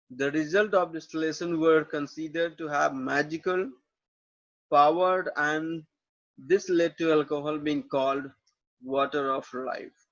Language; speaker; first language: English; non-native, local second language; Hindi